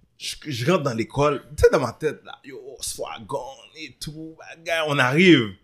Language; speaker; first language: French; early bilingual, other home language; Haitian Creole